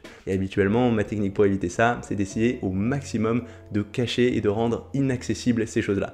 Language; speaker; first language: French; native; French